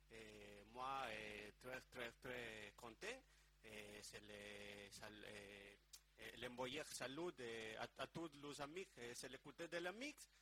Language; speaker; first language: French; non-native, learner; Spanish